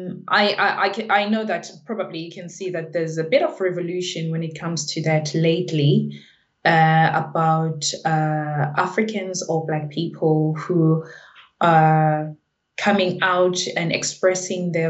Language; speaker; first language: English; non-native, local second language; Zulu